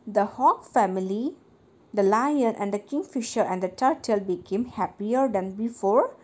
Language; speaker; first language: English; non-native, local second language; Assamese